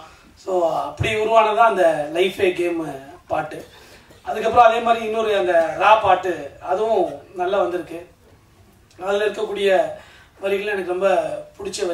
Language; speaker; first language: Tamil; native; Tamil